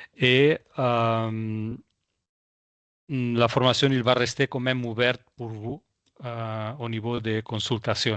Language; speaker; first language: French; non-native, fluent; Spanish